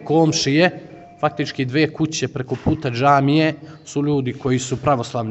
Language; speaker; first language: Bosnian; native; Bosnian